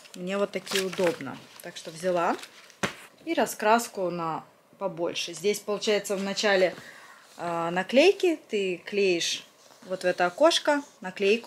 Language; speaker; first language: Russian; native; Russian